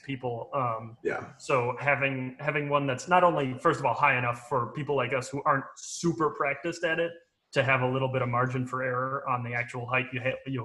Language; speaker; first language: English; native; English